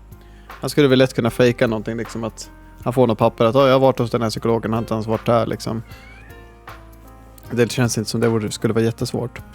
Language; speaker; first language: Swedish; native; Swedish